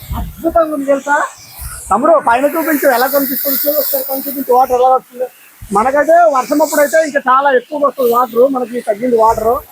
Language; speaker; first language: Telugu; non-native, local second language; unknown